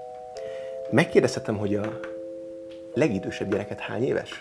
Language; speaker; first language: Hungarian; native; Hungarian